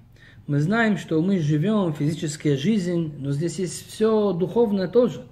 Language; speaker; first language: Russian; early bilingual, heritage; Russian